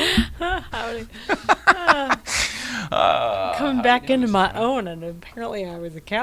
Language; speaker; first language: English; native; English